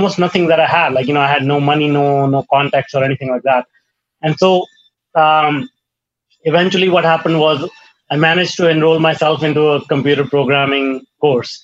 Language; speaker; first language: English; non-native, local second language; Hindi